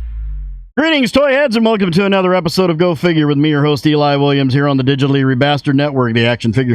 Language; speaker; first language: English; native; English